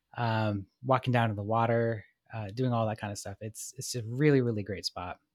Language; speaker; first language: English; native; English